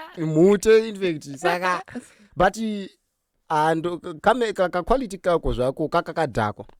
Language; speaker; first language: Shona; native; Shona